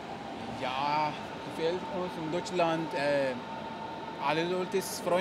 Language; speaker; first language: German; non-native, learner; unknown